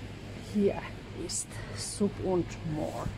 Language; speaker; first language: German; non-native, fluent; Finnish